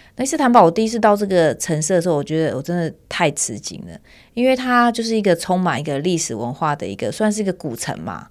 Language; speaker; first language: Chinese; native; Chinese